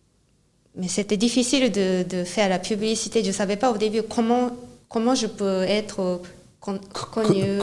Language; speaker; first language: French; non-native, fluent; Japanese